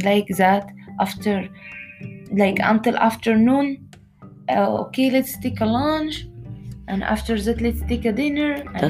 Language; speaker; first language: English; non-native, learner; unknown